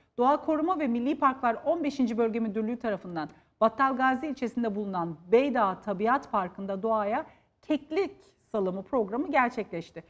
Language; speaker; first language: Turkish; native; Turkish